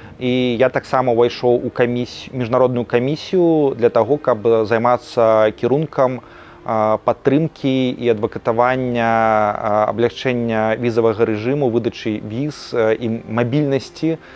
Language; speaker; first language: Belarusian; native; Belarusian